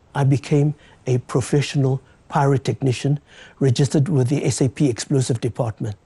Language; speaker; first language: English; native; English